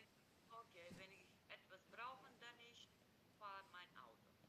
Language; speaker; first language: German; non-native, learner; Macedonian